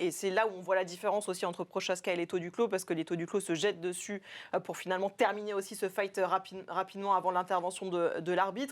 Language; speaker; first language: French; native; French